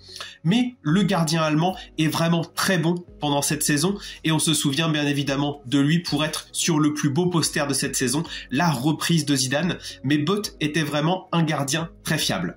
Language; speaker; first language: French; native; French